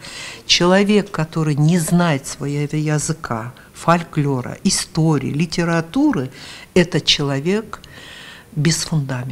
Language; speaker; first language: Russian; non-native, local second language; Karachay-Balkar